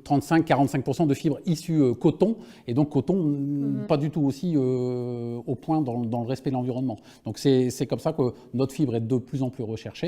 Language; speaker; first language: French; native; French